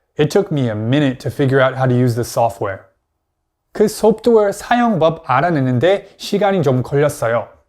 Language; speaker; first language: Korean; non-native, fluent; English